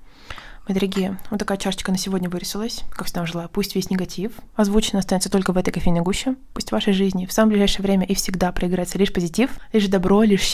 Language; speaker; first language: Russian; native; Russian